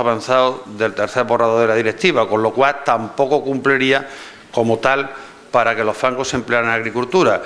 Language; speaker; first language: Spanish; native; Spanish